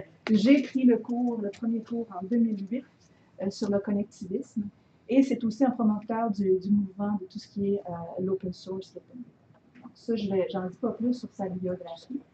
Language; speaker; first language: French; native; French